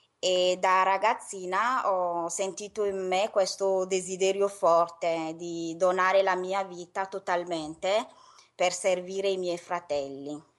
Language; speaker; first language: Italian; non-native, fluent; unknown